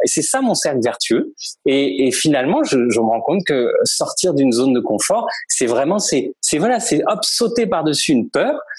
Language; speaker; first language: French; native; French